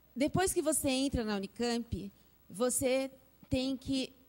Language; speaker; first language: Portuguese; native; Portuguese